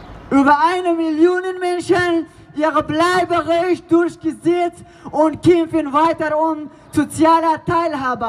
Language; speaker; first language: German; non-native, learner; Persian